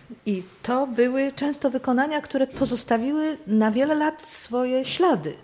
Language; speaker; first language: Polish; native; Polish